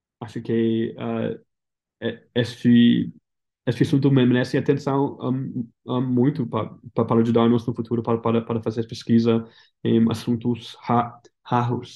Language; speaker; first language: Portuguese; non-native, learner; English